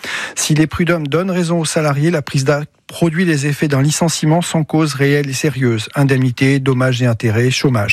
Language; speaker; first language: French; native; French